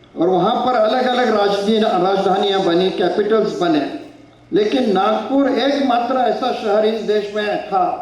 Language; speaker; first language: Hindi; non-native, local second language; Marathi